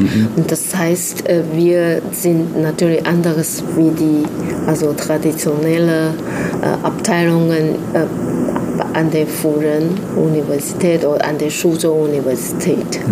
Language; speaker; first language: German; non-native, fluent; Chinese